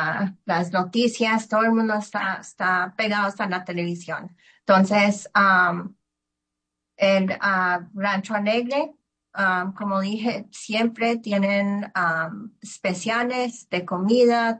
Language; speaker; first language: Spanish; early bilingual, heritage; Spanish